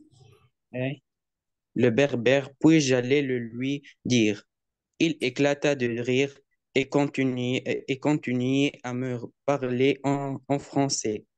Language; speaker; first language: French; non-native, learner; Arabic